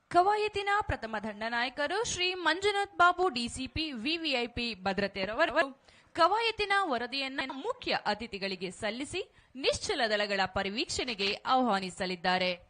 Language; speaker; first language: Kannada; native; Kannada